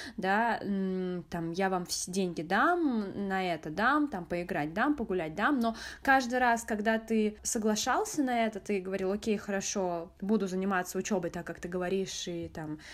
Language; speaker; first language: Russian; native; Russian